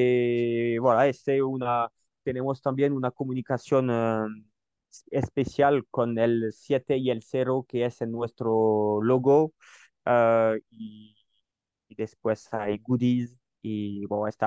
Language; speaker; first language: Spanish; non-native, learner; French